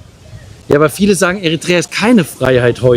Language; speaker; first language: German; native; German